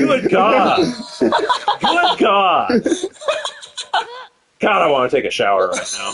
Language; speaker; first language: English; native; English